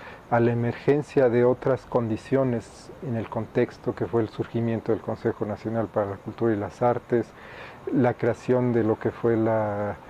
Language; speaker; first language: Spanish; native; Spanish